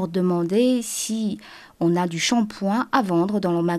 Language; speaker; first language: French; non-native, fluent; Chinese